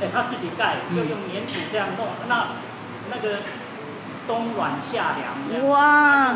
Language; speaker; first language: Chinese; native; Chinese